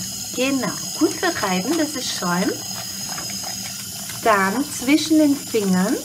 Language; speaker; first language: German; native; German